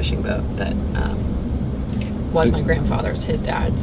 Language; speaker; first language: English; native; English